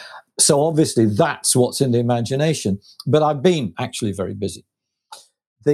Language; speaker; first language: English; native; English